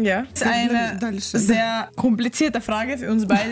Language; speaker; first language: German; non-native, fluent; Ukrainian